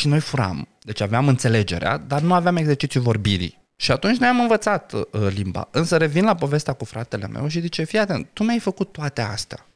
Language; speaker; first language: Romanian; non-native, local second language; Romany